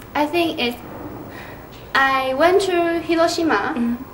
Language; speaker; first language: English; non-native, learner; Chinese